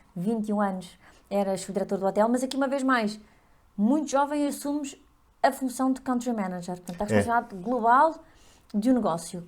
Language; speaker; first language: Portuguese; native; Portuguese